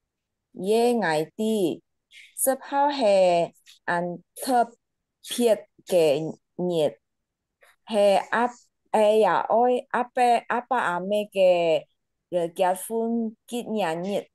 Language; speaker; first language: Chinese; non-native, learner; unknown